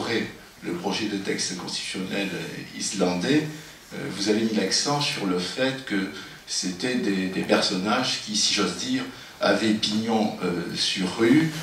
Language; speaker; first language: French; native; French